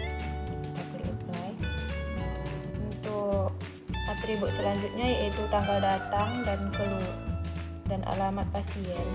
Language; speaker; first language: Indonesian; native; Indonesian